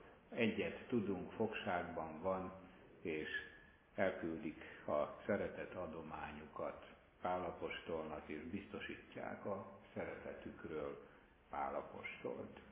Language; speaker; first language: Hungarian; native; Hungarian